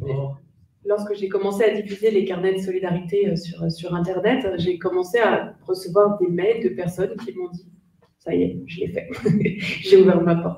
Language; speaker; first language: French; native; French